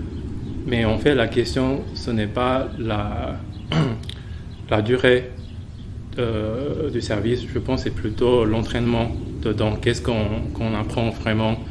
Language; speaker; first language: French; non-native, fluent; Chinese